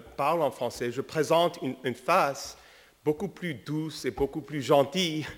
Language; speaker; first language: French; early bilingual, other home language; English